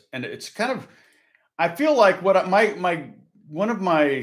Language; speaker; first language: English; native; English